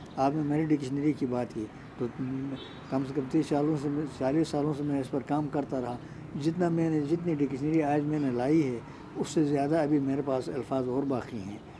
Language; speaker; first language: Urdu; non-native, local second language; Shina